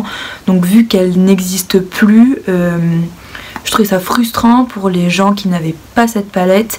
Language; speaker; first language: French; native; French